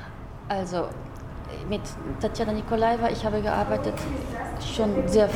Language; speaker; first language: German; non-native, learner; Russian